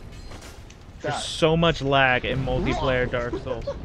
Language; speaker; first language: English; native; English